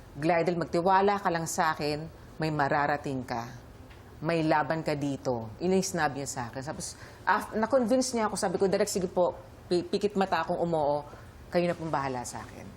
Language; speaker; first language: Filipino; native; Filipino